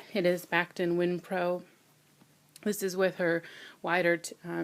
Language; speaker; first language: English; native; English